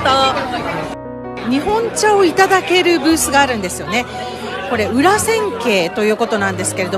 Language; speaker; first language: Japanese; native; Japanese